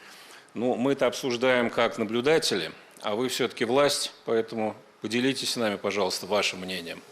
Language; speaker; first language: Russian; native; Russian